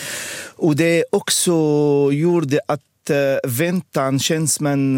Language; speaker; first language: Swedish; non-native, fluent; Arabic